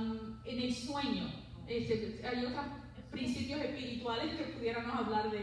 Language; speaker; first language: Spanish; early bilingual, heritage; Spanish